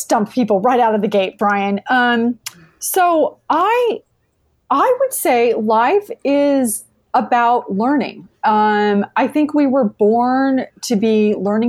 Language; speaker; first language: English; native; English